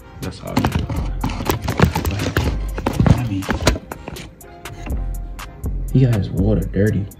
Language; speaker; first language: English; native; English